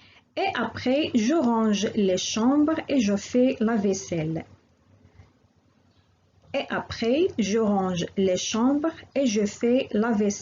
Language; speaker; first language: French; non-native, local second language; Arabic